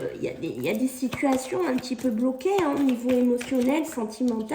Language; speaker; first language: French; native; French